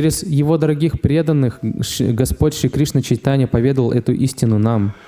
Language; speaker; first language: Russian; native; Russian